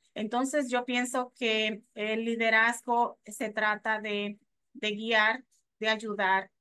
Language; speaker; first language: Spanish; native; Spanish